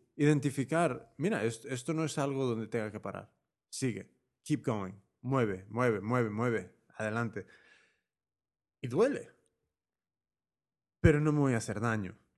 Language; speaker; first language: Spanish; native; Spanish